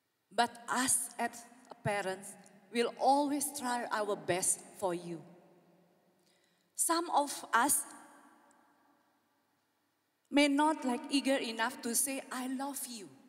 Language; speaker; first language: English; non-native, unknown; Indonesian